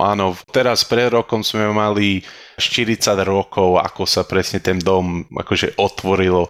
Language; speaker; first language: Slovak; early bilingual, heritage; Slovak